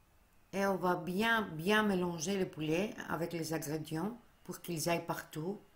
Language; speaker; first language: French; non-native, fluent; Greek